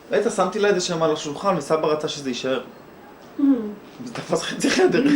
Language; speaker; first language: Hebrew; native; Hebrew